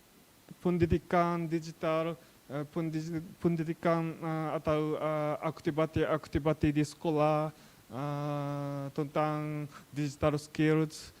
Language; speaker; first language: Indonesian; non-native, learner; Japanese